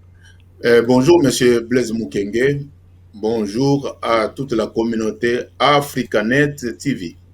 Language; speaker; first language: French; non-native, local second language; Lingala